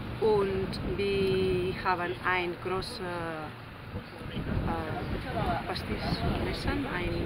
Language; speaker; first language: German; non-native, learner; Spanish